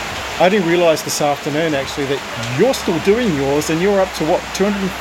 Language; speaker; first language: English; native; English